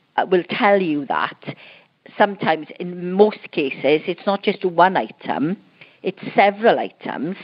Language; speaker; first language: English; native; English